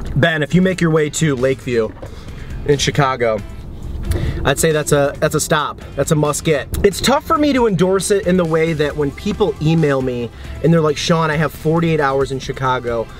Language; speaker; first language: English; native; English